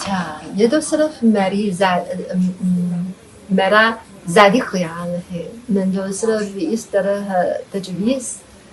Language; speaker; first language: Hindi; non-native, fluent; Chinese